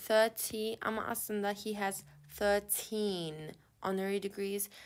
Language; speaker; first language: English; non-native, fluent; Turkish